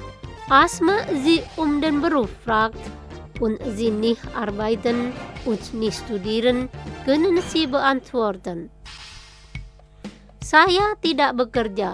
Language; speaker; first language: German; non-native, fluent; Indonesian